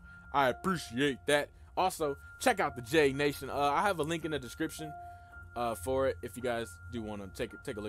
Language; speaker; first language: English; native; English